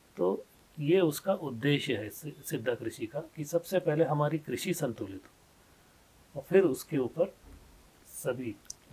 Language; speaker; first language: Hindi; native; Hindi